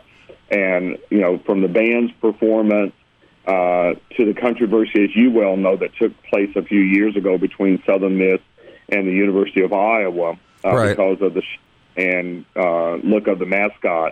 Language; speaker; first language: English; native; English